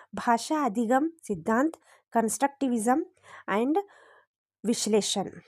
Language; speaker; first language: Hindi; non-native, local second language; Kannada